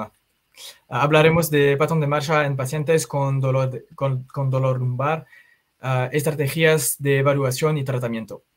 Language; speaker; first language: Spanish; non-native, fluent; French